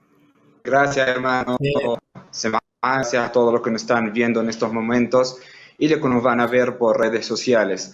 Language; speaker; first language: Spanish; non-native, fluent; Arabic